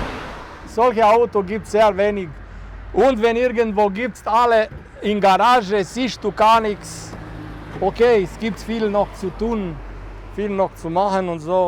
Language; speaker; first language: German; non-native, fluent; Serbian